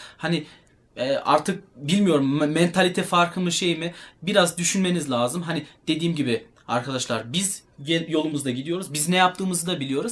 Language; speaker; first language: Turkish; early bilingual, heritage; Turkish